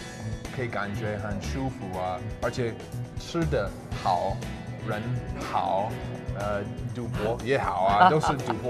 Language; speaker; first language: Chinese; non-native, fluent; English